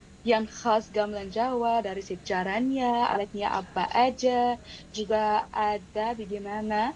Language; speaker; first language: Indonesian; non-native, fluent; Arabic